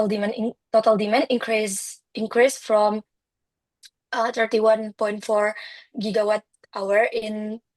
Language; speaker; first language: English; non-native, learner; Indonesian